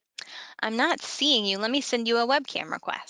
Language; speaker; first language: English; native; English